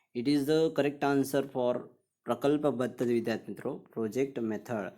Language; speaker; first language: Hindi; non-native, local second language; Marathi